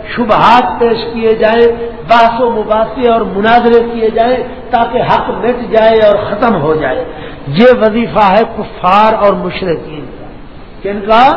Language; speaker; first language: Urdu; non-native, local second language; Punjabi